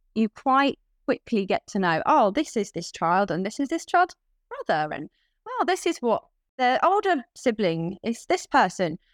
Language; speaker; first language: English; native; English